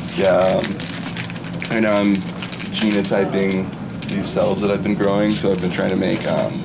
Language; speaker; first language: English; native; English